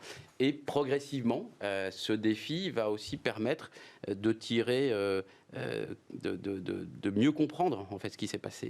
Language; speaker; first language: French; native; French